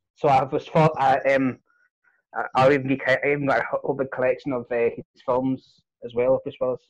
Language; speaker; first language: English; native; English